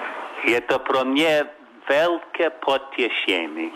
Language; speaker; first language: Czech; non-native, learner; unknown